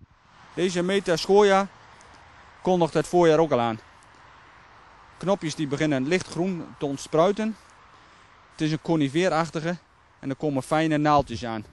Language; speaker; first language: Dutch; native; Dutch